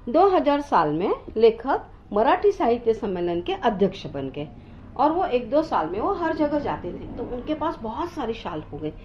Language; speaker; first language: Hindi; non-native, local second language; Marathi